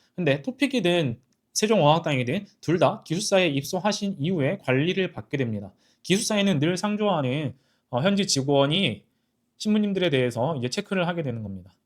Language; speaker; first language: Korean; native; Korean